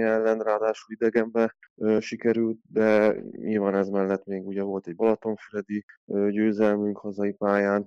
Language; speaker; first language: Hungarian; native; Hungarian